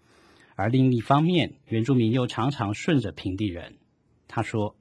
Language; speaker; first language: Chinese; native; Chinese